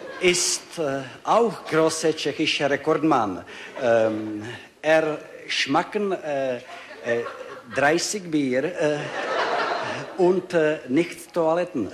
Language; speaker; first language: German; non-native, learner; Czech